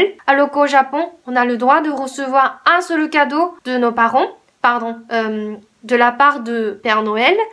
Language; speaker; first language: French; non-native, fluent; Japanese